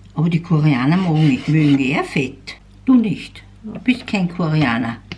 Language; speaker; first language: German; native; German